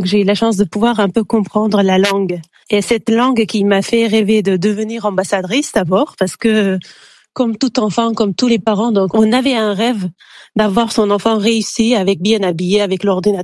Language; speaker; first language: French; non-native, fluent; Uzbek